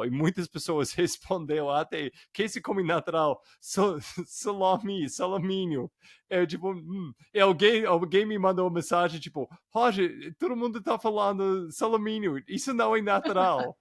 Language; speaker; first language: Portuguese; non-native, fluent; English